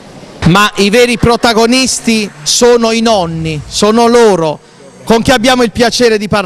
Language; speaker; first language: Italian; native; Italian